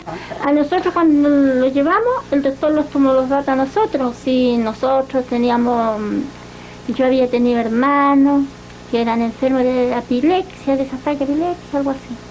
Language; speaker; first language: Spanish; native; Spanish